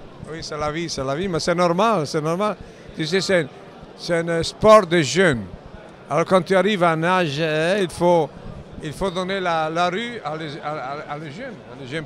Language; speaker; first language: French; non-native, learner; Italian